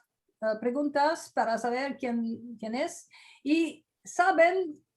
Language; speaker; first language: Spanish; non-native, fluent; French